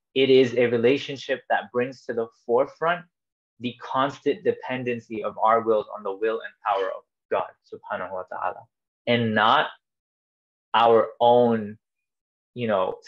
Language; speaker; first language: English; native; English